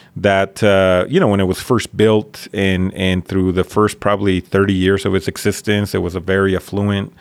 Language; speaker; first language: English; early bilingual, other home language; Spanish